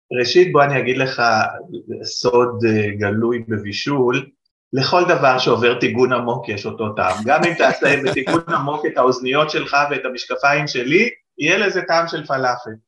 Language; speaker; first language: Hebrew; native; Hebrew